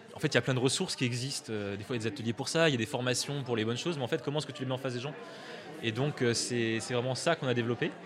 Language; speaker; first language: French; native; French